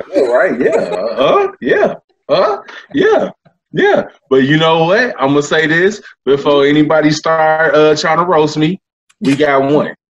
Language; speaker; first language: English; native; English